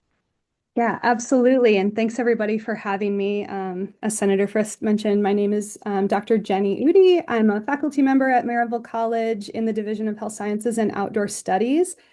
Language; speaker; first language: English; native; English